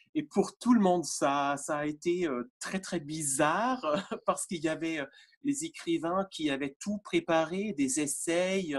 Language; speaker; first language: French; non-native, fluent; German